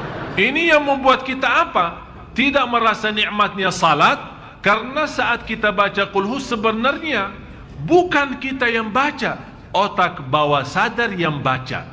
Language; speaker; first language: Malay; non-native, fluent; Arabic